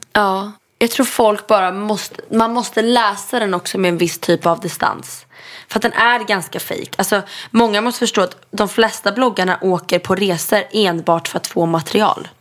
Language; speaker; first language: Swedish; native; Swedish